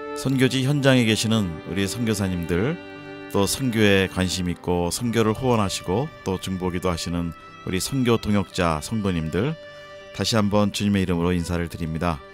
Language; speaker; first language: Korean; native; Korean